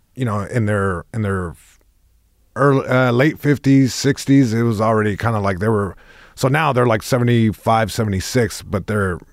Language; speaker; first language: English; early bilingual, other home language; Spanish